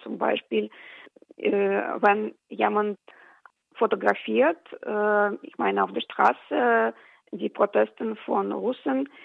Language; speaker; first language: German; non-native, fluent; Russian